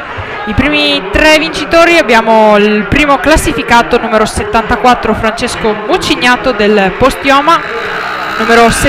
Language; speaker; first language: Italian; native; Italian